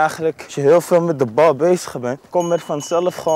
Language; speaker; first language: Dutch; early bilingual, other home language; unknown